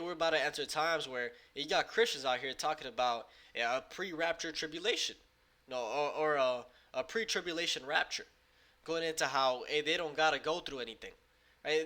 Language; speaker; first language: English; native; English